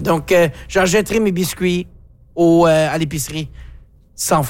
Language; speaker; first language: French; native; French